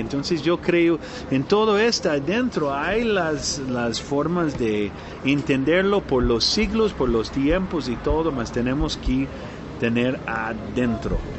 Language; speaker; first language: Spanish; non-native, learner; English